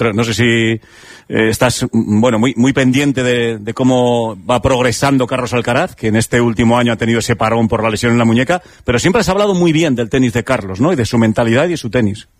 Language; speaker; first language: Spanish; native; Spanish